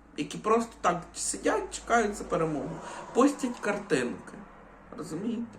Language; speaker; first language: Ukrainian; native; Ukrainian